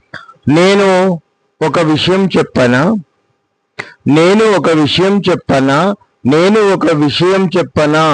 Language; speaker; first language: Telugu; non-native, fluent; Hindi